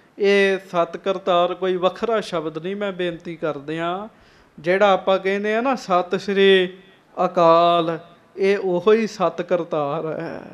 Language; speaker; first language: Punjabi; native; Punjabi